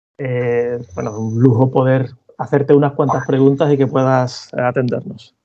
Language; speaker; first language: Spanish; native; Spanish